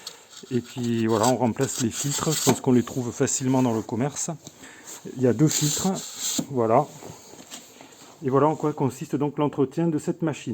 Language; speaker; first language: French; native; French